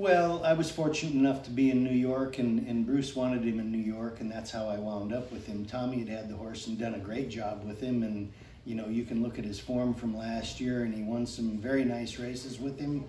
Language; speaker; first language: English; native; English